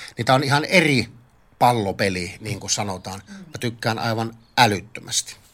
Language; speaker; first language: Finnish; native; Finnish